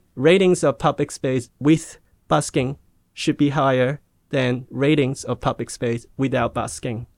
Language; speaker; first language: English; non-native, local second language; Cantonese